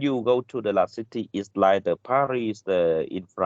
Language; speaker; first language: English; non-native, learner; Vietnamese